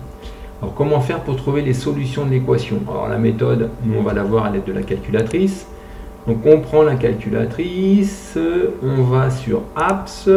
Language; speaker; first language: French; native; French